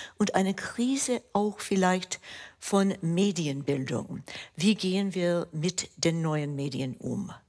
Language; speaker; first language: German; non-native, fluent; English